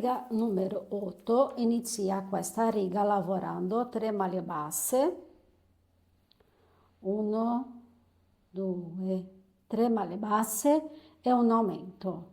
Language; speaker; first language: Italian; non-native, fluent; Portuguese